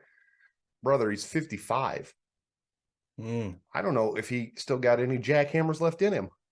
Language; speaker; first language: English; native; English